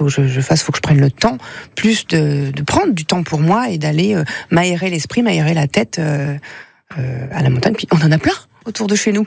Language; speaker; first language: French; native; French